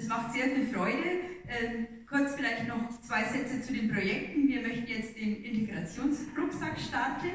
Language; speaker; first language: German; native; German